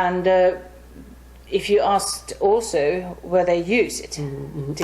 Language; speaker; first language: English; non-native, fluent; Finnish